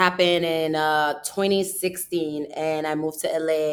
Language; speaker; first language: English; early bilingual, other home language; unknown